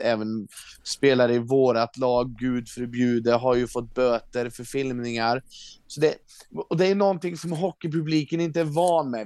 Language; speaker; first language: Swedish; native; Swedish